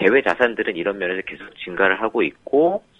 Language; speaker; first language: Korean; native; Korean